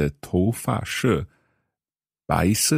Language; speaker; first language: Chinese; non-native, learner; English